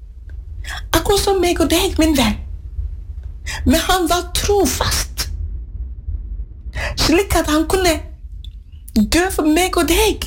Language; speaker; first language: Norwegian; non-native, fluent; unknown